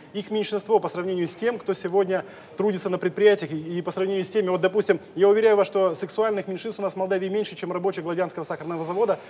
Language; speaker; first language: Russian; native; Russian